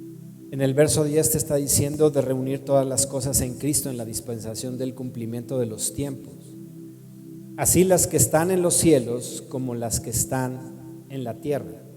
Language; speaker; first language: Spanish; native; Spanish